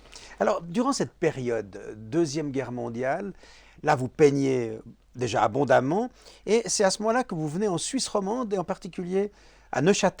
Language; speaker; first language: French; native; French